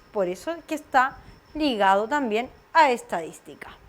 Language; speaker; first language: Spanish; native; Spanish